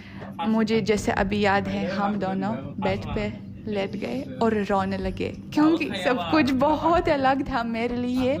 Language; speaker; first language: Hindi; non-native, fluent; Russian